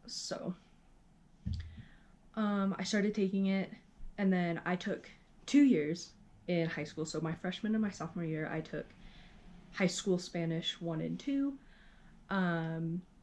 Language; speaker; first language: English; native; English